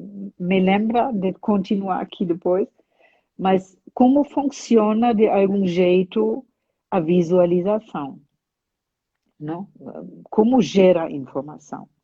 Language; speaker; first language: Portuguese; non-native, fluent; German